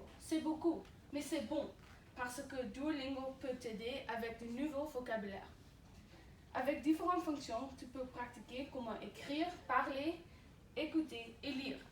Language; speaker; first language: French; non-native, learner; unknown